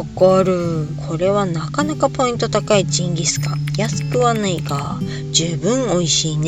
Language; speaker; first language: Japanese; native; Japanese